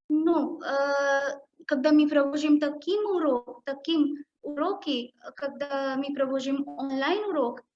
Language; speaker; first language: Russian; non-native, learner; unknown